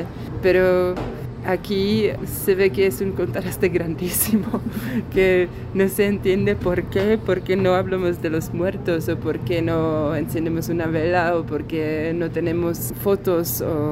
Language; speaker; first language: Spanish; non-native, fluent; Czech